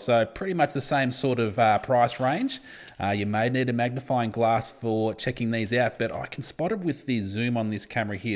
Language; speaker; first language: English; native; English